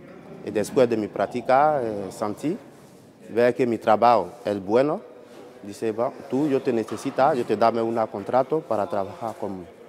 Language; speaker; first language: Spanish; non-native, learner; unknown